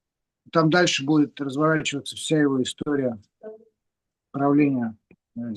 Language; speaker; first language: Russian; native; Russian